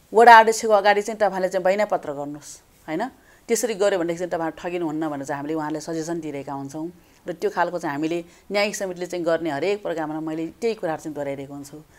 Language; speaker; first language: Nepali; native; Nepali